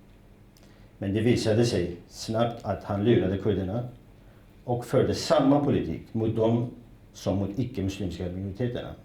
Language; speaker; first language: Swedish; non-native, fluent; Kurdish